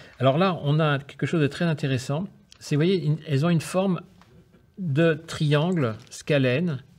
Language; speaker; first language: French; native; French